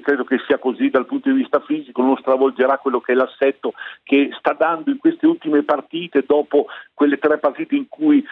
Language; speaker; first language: Italian; native; Italian